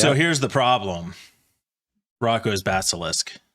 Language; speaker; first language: English; native; English